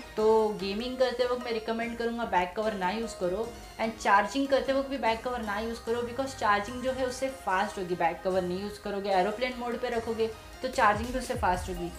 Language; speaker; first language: Hindi; native; Hindi